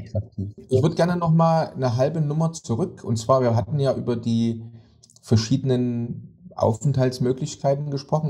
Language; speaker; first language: German; native; German